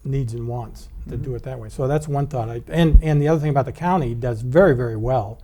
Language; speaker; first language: English; native; English